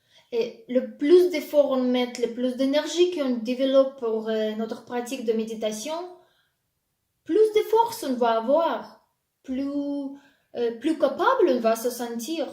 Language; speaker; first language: French; non-native, fluent; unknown